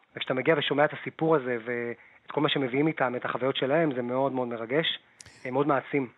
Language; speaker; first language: Hebrew; native; Hebrew